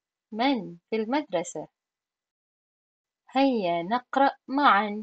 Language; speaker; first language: Arabic; non-native, fluent; Malay